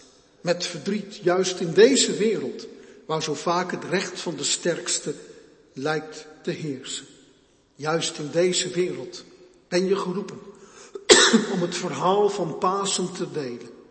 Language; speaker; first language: Dutch; native; Dutch